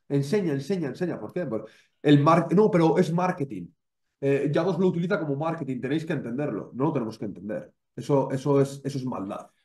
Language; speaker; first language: Spanish; native; Spanish